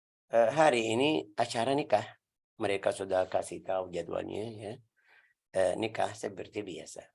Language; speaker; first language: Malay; non-native, learner; Arabic